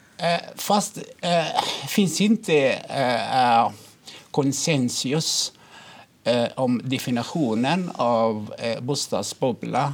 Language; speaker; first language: Swedish; non-native, fluent; Arabic